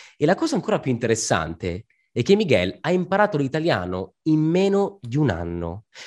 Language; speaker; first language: Italian; native; Italian